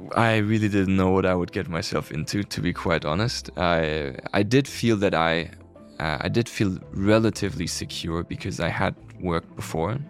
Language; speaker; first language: English; non-native, fluent; German